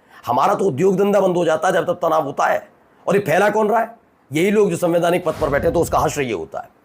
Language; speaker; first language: Hindi; native; Hindi